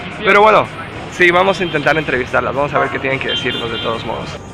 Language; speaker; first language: Spanish; native; Spanish